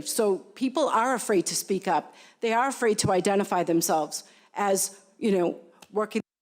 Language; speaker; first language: English; native; English